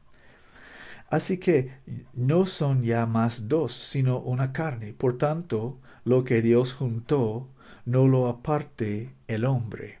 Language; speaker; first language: Spanish; non-native, learner; English